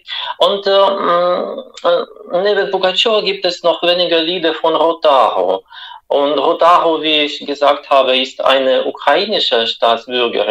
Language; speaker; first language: German; non-native, fluent; Russian